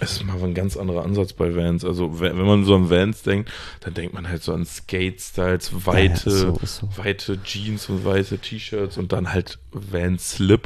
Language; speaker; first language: German; native; German